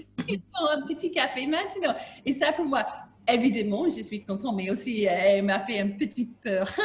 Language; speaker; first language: French; non-native, learner; English